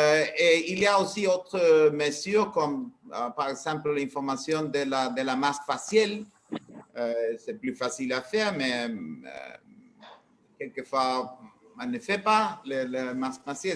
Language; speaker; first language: French; non-native, learner; Spanish